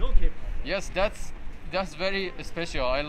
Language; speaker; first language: English; non-native, fluent; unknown